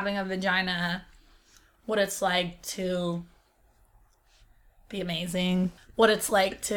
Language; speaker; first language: English; native; English